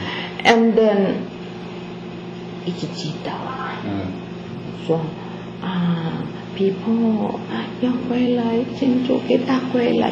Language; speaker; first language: Chinese; non-native, learner; Filipino